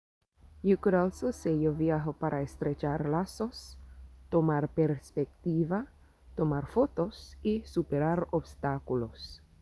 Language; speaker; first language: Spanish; non-native, fluent; English